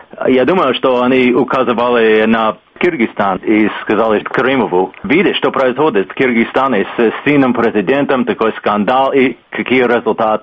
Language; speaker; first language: Russian; non-native, fluent; English